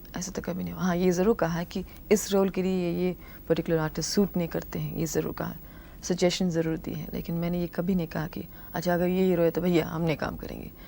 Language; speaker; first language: Hindi; non-native, local second language; Tamil